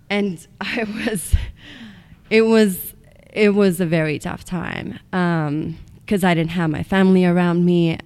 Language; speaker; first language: English; non-native, fluent; Estonian